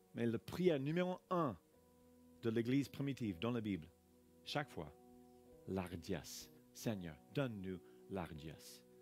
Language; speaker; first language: French; non-native, fluent; English